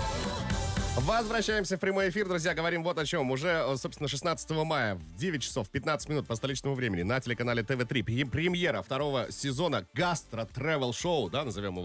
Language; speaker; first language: Russian; native; Russian